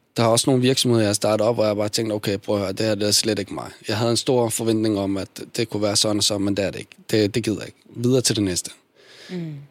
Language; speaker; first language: Danish; early bilingual, other home language; Bosnian